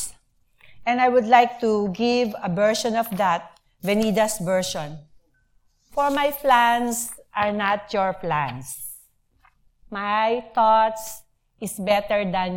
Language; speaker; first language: English; non-native, local second language; Filipino